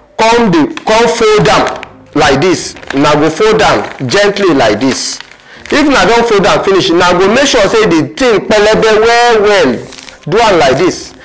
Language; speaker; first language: Nigerian Pidgin; non-native, local second language; Yoruba